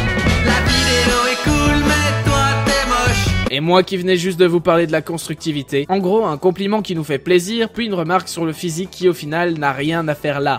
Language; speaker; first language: French; native; French